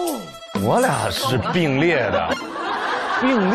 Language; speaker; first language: Chinese; native; Chinese